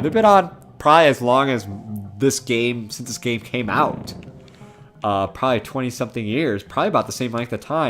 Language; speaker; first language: English; native; English